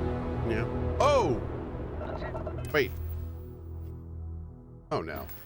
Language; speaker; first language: English; native; English